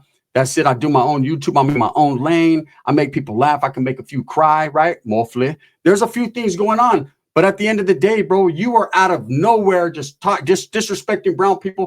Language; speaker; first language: English; native; English